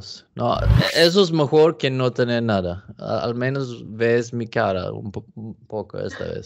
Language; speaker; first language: Spanish; non-native, learner; English